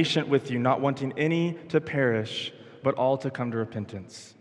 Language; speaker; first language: English; native; English